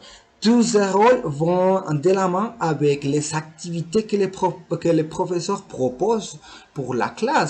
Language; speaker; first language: French; non-native, learner; Spanish